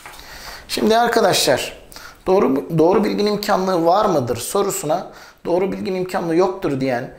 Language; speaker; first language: Turkish; native; Turkish